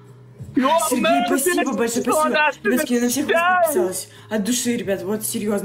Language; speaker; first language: Russian; native; Russian